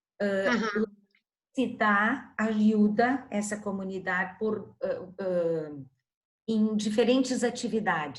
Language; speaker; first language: Spanish; non-native, learner; Portuguese